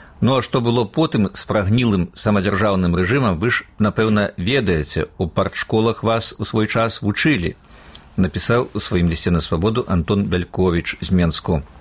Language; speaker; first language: Belarusian; native; Belarusian